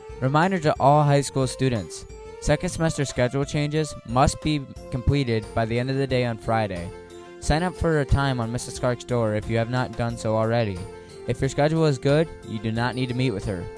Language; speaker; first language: English; native; English